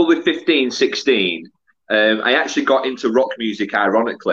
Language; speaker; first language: English; native; English